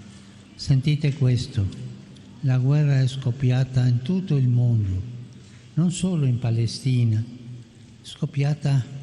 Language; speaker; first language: Italian; non-native, fluent; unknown